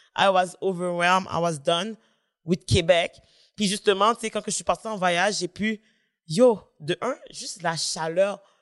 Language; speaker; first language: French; native; French